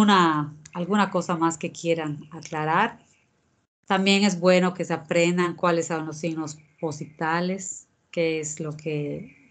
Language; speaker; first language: Spanish; native; Spanish